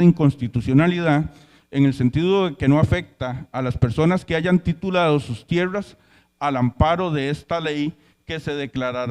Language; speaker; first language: Spanish; native; Spanish